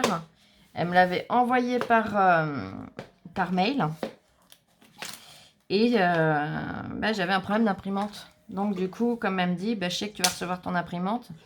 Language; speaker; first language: French; native; French